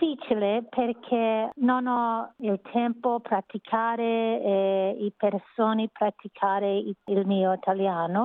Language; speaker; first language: Italian; non-native, learner; English